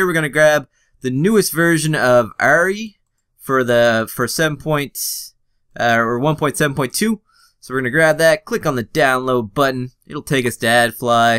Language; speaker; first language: English; native; English